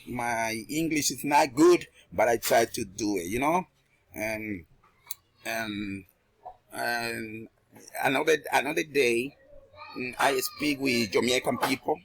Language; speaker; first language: English; non-native, learner; Spanish